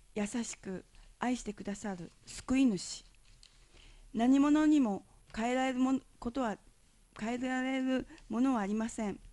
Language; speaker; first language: Japanese; native; Japanese